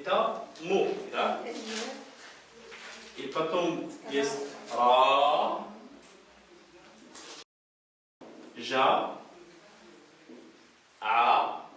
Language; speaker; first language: Russian; non-native, learner; Arabic